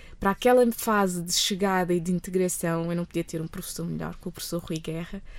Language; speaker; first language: Portuguese; early bilingual, other home language; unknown